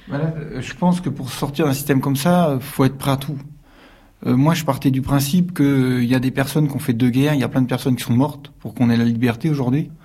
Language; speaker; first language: French; native; French